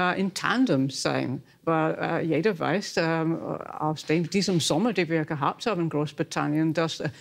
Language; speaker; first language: German; non-native, fluent; English